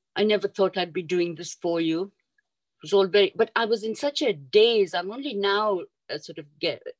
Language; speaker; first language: English; non-native, local second language; Urdu